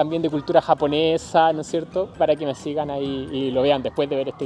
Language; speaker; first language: Spanish; native; Spanish